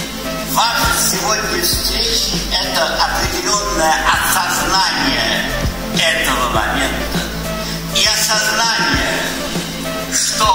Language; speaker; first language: Russian; early bilingual, heritage; Russian